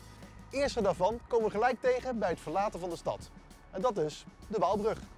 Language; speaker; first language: Dutch; native; Dutch